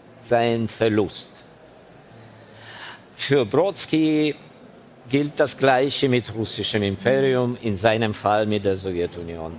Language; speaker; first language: German; non-native, fluent; Ukrainian